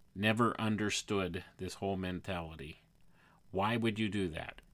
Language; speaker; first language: English; native; English